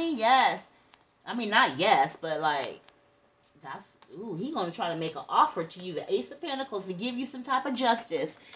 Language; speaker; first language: English; native; English